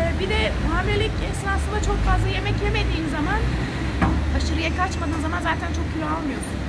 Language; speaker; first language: Turkish; early bilingual, heritage; Turkish